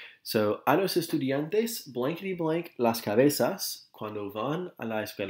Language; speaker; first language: Spanish; non-native, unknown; English